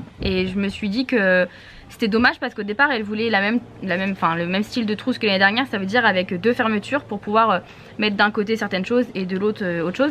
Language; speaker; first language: French; native; French